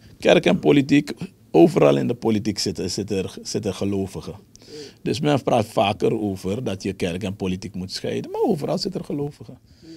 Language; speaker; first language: Dutch; native; Dutch